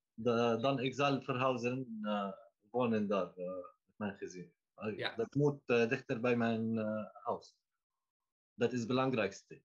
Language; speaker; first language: Dutch; non-native, learner; Arabic